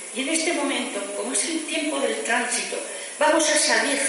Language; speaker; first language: Spanish; native; Spanish